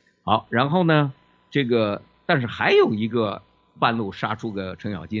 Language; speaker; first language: Chinese; native; Chinese